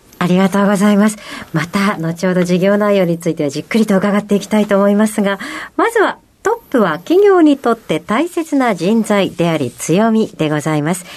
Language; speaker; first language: Japanese; native; Japanese